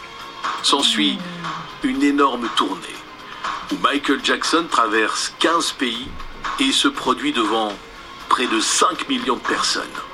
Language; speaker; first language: French; native; French